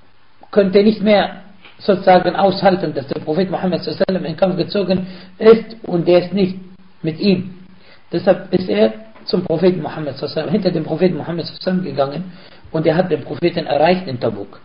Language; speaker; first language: German; non-native, fluent; Arabic